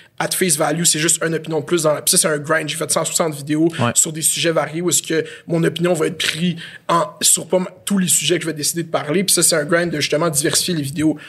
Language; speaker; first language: French; native; French